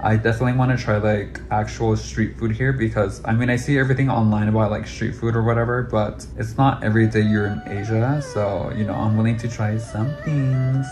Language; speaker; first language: English; native; English